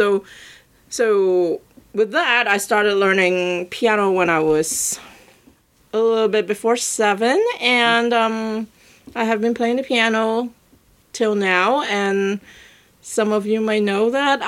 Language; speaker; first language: English; non-native, local second language; Cantonese